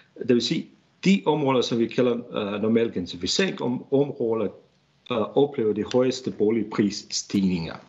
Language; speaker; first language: Danish; non-native, fluent; Bosnian